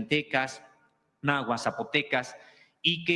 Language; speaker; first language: Spanish; native; Spanish